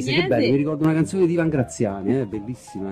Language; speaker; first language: Italian; native; Italian